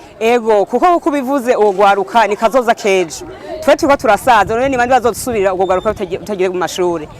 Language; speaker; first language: Rundi; native; Rundi